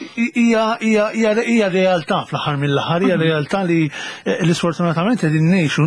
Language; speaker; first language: Maltese; native; Maltese